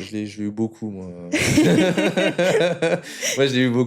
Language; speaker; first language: French; native; French